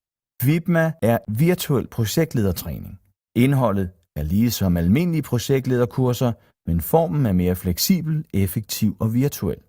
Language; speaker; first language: Danish; native; Danish